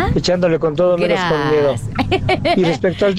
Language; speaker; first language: Spanish; native; Spanish